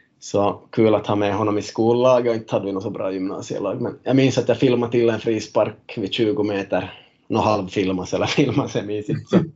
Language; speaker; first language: Swedish; native; Swedish